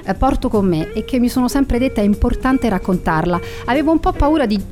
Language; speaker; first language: Italian; native; Italian